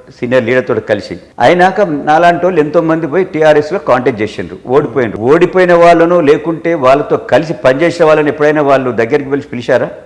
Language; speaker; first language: Telugu; native; Telugu